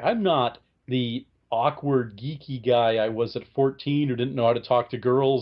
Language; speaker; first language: English; native; English